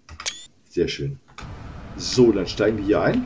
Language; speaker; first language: German; native; German